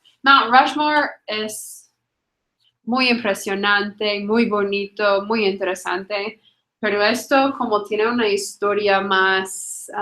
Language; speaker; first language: Spanish; non-native, fluent; English